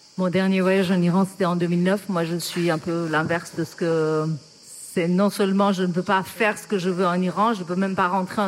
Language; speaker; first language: French; non-native, fluent; Persian